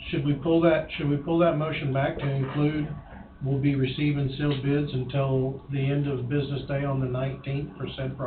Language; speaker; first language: English; native; English